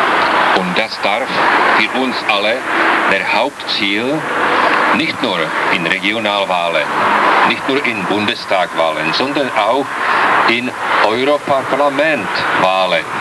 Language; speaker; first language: German; non-native, learner; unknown